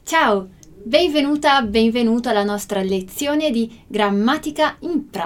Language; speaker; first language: Italian; non-native, fluent; Portuguese